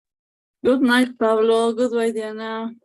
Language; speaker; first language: English; non-native, fluent; Spanish